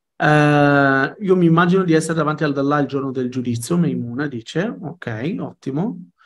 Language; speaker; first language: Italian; early bilingual, other home language; Arabic